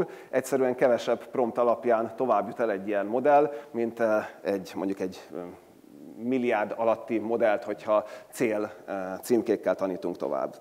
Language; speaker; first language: Hungarian; native; Hungarian